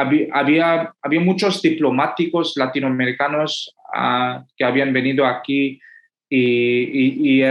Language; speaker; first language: Spanish; non-native, fluent; Hindi